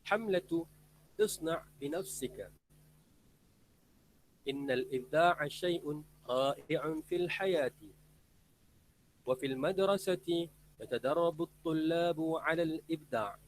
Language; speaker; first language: Arabic; non-native, learner; Malay